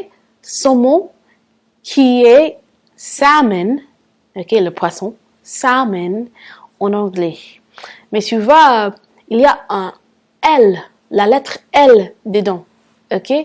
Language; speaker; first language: French; non-native, fluent; English